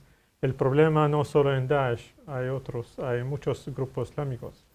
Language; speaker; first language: Spanish; non-native, fluent; Arabic